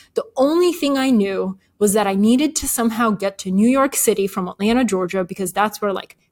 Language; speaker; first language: English; early bilingual, other home language; Bulgarian